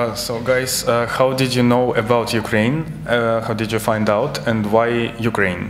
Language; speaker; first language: English; non-native, fluent; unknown